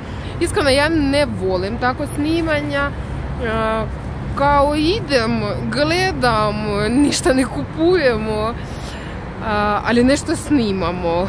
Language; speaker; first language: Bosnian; non-native, learner; Russian